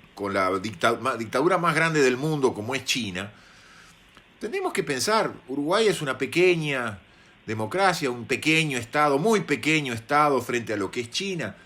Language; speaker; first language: Spanish; native; Spanish